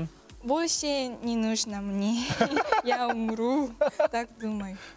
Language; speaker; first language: Russian; non-native, learner; Japanese